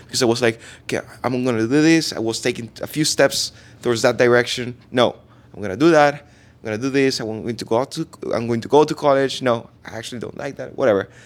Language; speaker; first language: English; non-native, fluent; Spanish